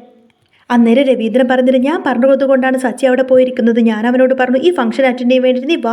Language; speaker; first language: Malayalam; native; Malayalam